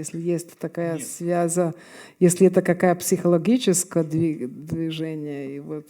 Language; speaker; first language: Russian; non-native, fluent; Serbian